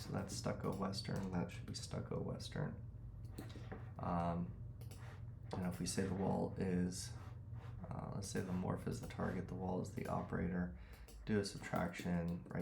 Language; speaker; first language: English; native; English